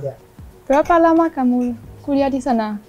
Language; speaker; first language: Indonesian; non-native, learner; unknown